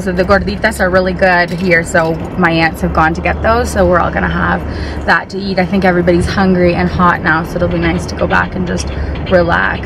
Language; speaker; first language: English; early bilingual, heritage; English